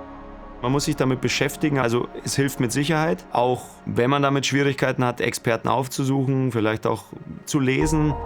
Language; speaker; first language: German; native; German